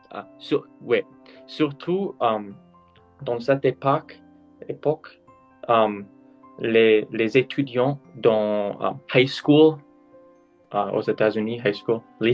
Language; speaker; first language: French; non-native, learner; English